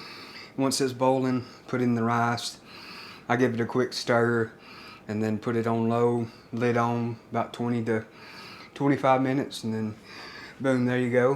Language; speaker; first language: English; native; English